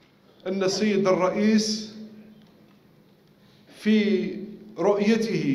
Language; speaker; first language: Arabic; native; Arabic